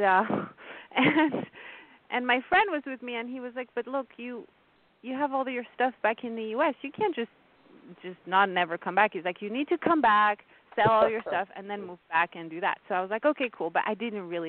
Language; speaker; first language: English; non-native, fluent; French